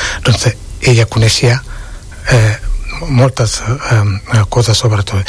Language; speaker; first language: Catalan; non-native, fluent; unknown